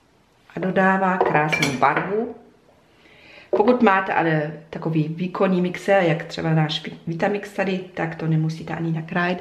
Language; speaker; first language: Czech; non-native, fluent; German